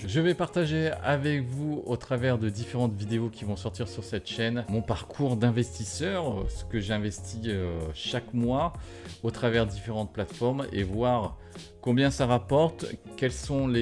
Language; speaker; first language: French; native; French